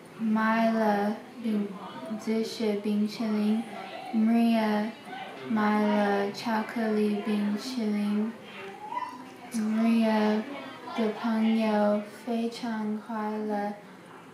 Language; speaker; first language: Chinese; non-native, learner; English